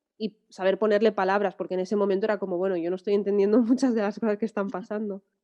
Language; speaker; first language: Spanish; early bilingual, other home language; Arabic